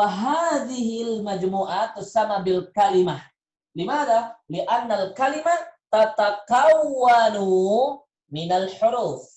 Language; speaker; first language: Arabic; non-native, fluent; Indonesian